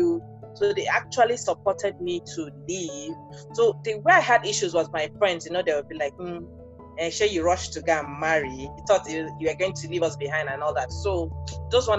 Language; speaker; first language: English; non-native, local second language; Ibibio